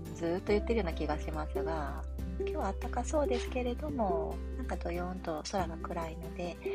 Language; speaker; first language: Japanese; native; Japanese